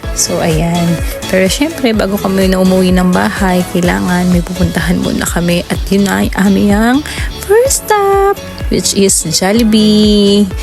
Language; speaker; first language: Filipino; native; Filipino